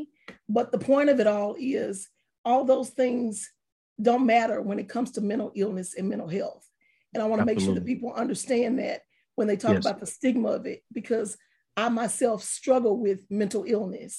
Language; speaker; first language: English; native; English